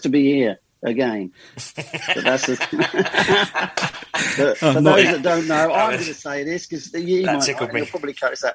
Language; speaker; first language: English; native; English